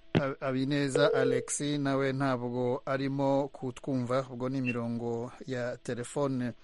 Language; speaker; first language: Kinyarwanda; native; Kinyarwanda